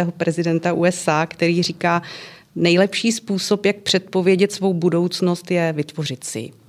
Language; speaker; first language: Czech; native; Czech